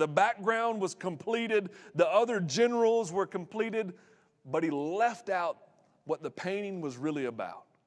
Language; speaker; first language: English; native; English